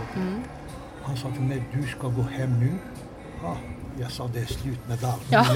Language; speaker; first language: Swedish; non-native, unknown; Albanian